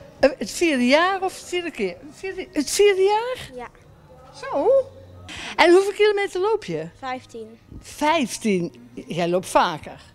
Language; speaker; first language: Dutch; native; Dutch